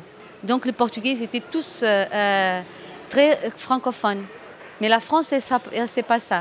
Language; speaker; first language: French; non-native, fluent; Portuguese